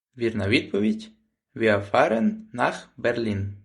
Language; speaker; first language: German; non-native, fluent; Ukrainian